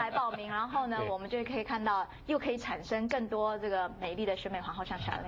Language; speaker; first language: Chinese; native; Chinese